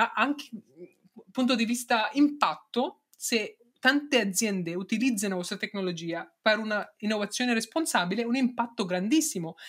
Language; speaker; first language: Italian; non-native, fluent; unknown